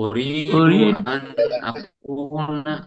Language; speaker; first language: Arabic; non-native, learner; Indonesian